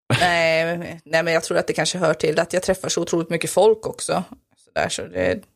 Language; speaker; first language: Swedish; native; Swedish